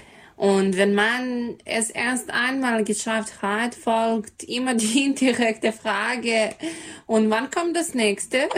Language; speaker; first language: German; non-native, learner; Serbian